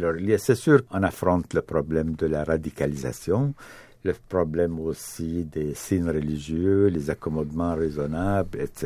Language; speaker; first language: French; non-native, fluent; Arabic